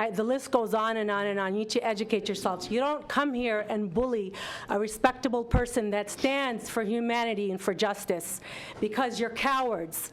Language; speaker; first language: English; non-native, fluent; Arabic